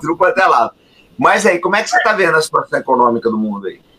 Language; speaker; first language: Portuguese; native; Portuguese